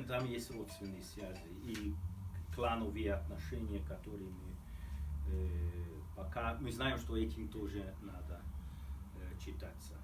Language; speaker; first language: Russian; non-native, fluent; Hungarian